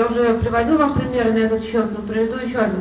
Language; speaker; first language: Russian; native; Russian